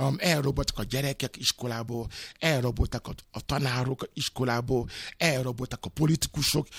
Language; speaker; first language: Hungarian; non-native, fluent; Yoruba